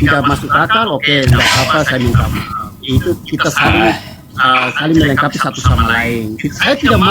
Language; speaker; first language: Indonesian; non-native, fluent; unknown